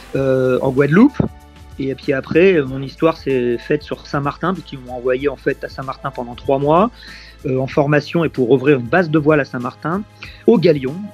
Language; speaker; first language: French; native; French